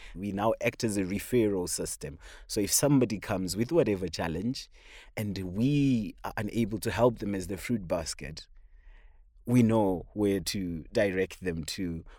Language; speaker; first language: English; non-native, local second language; Shona